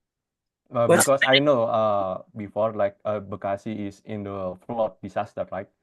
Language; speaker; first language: English; non-native, fluent; Indonesian